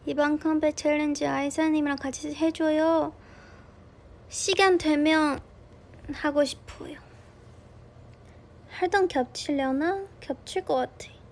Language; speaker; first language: Korean; non-native, fluent; Chinese